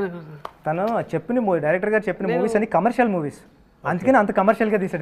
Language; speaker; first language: Telugu; native; Telugu